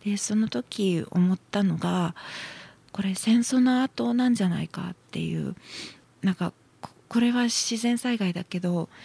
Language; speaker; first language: Japanese; non-native, fluent; Russian